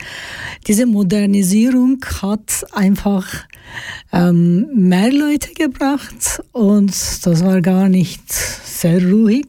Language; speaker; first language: German; non-native, learner; Georgian